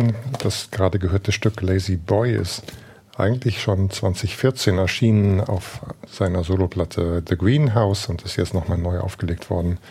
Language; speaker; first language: German; native; German